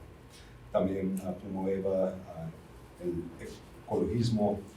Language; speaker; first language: Spanish; non-native, fluent; English